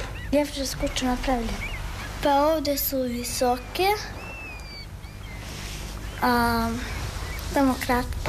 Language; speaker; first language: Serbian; early bilingual, heritage; Croatian